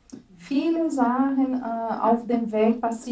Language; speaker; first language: German; non-native, fluent; Portuguese